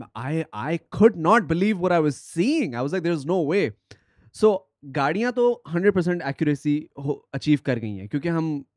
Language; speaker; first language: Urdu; native; Urdu